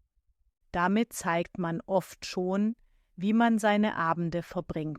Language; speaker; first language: German; native; German